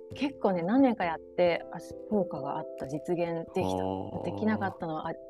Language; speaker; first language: Japanese; early bilingual, other home language; Chinese